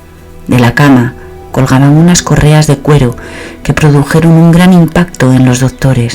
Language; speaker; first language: Spanish; native; Spanish